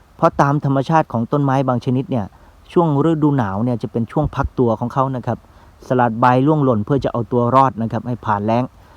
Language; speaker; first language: Thai; non-native, local second language; Northeastern Thai